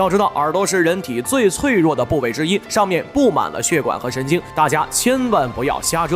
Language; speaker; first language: Chinese; native; Chinese